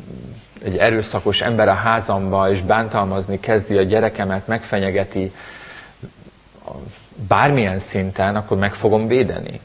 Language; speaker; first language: Hungarian; native; Hungarian